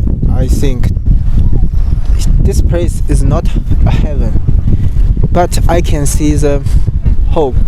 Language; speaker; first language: English; non-native, learner; Chinese